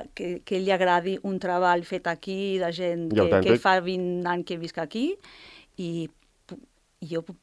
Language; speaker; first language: Catalan; non-native, fluent; Italian